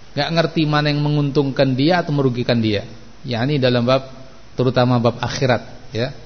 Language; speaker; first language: Indonesian; native; Indonesian